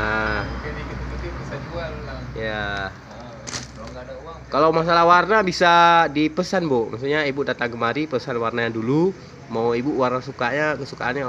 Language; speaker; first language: Indonesian; native; Indonesian